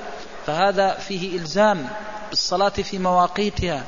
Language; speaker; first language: Arabic; native; Arabic